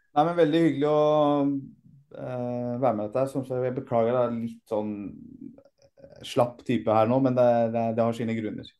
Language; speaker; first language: Norwegian; early bilingual, other home language; Persian